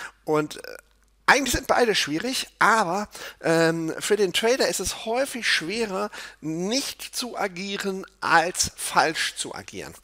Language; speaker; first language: German; native; German